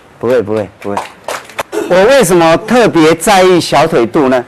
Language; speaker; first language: Chinese; native; Chinese